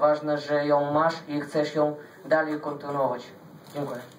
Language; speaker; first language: Polish; non-native, fluent; Russian